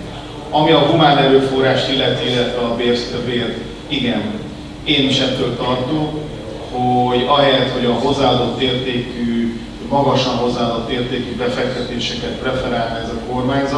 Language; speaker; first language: Hungarian; native; Hungarian